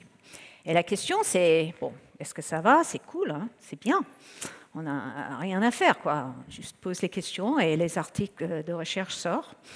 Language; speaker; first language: French; non-native, fluent; English